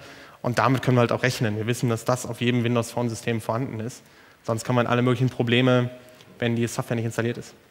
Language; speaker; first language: German; native; German